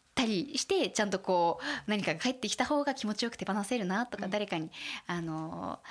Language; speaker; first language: Japanese; native; Japanese